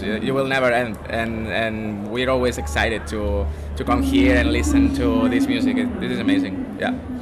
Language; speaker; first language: English; non-native, fluent; Spanish